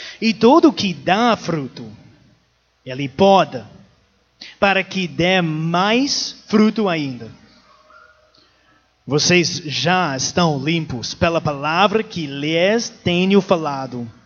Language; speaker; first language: Portuguese; non-native, learner; English